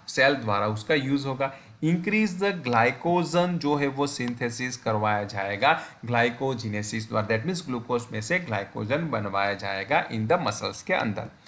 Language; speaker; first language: Hindi; non-native, local second language; Gujarati